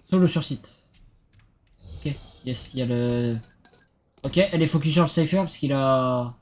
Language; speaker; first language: French; native; French